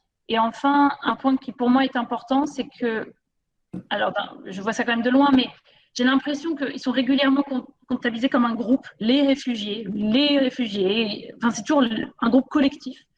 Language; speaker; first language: French; native; French